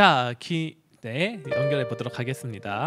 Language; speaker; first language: Korean; native; Korean